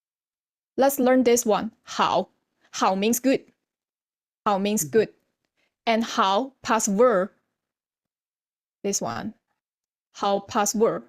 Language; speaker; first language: English; non-native, fluent; Chinese